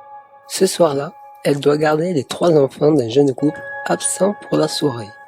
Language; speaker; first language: French; native; French